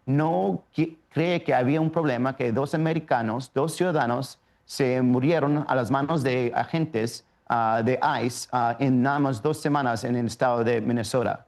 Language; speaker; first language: Spanish; early bilingual, heritage; Spanish